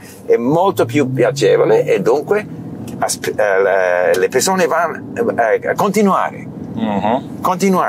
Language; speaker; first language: Italian; non-native, learner; English